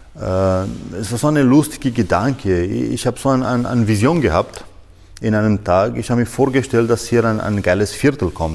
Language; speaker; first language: German; non-native, fluent; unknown